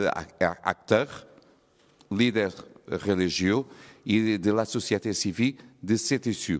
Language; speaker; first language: French; non-native, learner; Portuguese